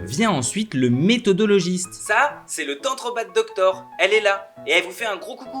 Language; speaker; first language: French; native; French